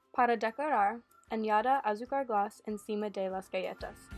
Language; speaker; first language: Spanish; non-native, learner; English